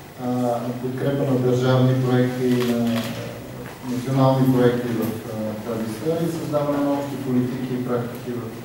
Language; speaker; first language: Bulgarian; native; Bulgarian